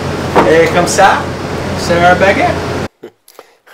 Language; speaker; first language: French; non-native, learner; English